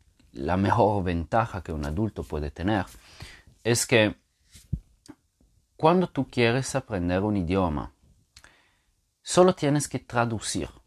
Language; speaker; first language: Spanish; non-native, fluent; Portuguese